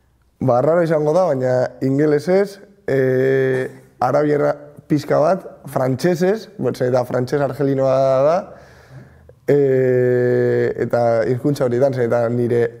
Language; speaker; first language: Basque; non-native, local second language; Spanish